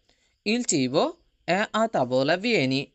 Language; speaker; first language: Italian; non-native, fluent; Bangla